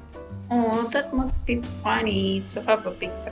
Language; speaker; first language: English; non-native, fluent; Russian